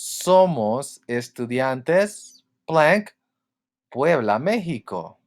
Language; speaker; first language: Spanish; non-native, fluent; English